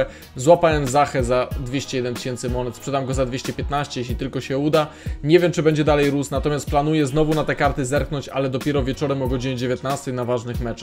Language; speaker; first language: Polish; native; Polish